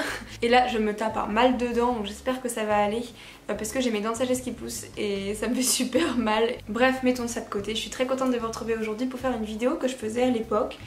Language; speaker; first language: French; native; French